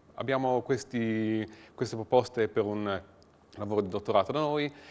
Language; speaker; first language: Italian; native; Italian